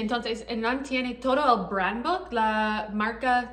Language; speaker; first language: Spanish; non-native, learner; English